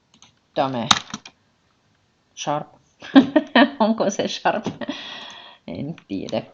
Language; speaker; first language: Finnish; non-native, learner; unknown